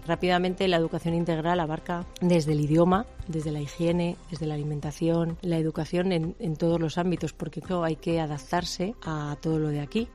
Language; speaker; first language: Spanish; native; Spanish